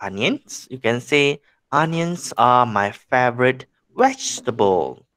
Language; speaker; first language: English; non-native, local second language; Malay